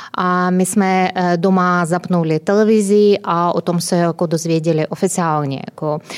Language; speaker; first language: Czech; non-native, fluent; Ukrainian